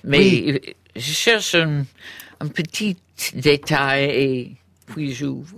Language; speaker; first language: French; non-native, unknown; English